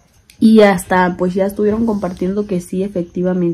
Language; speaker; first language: Spanish; native; Spanish